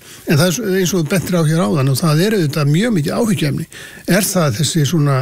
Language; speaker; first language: Icelandic; native; Icelandic